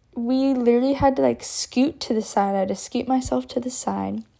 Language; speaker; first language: English; native; English